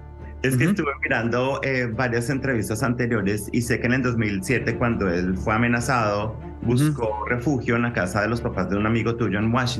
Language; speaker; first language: Spanish; native; Spanish